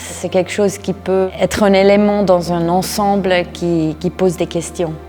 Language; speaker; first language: French; non-native, local second language; German